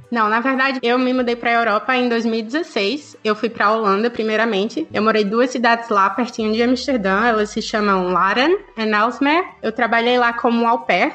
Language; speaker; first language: Portuguese; native; Portuguese